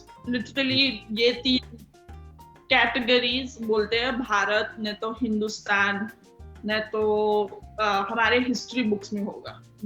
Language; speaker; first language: Hindi; non-native, local second language; Marathi